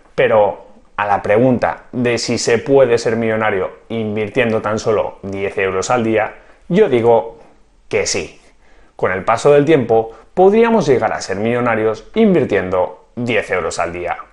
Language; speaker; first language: Spanish; native; Spanish